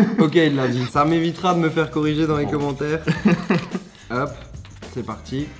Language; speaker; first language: French; native; French